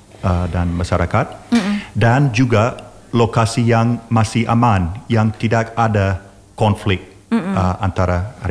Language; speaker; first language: Indonesian; non-native, learner; English